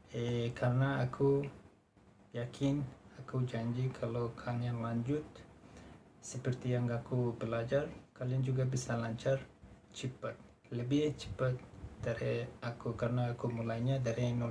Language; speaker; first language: Indonesian; non-native, fluent; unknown